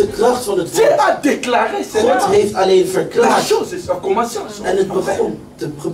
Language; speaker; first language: Dutch; non-native, learner; Lingala